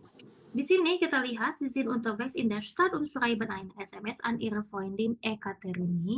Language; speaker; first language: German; non-native, fluent; Indonesian